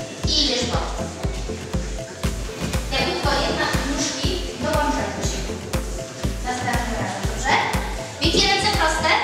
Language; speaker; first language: Polish; native; Polish